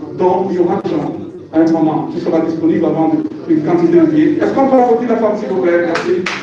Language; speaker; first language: French; non-native, local second language; Lingala